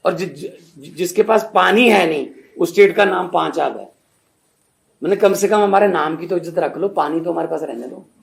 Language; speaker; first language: Hindi; non-native, local second language; Punjabi